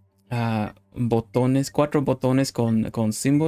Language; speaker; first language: Spanish; non-native, learner; Dutch